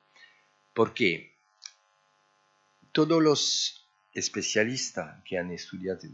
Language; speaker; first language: Spanish; early bilingual, heritage; French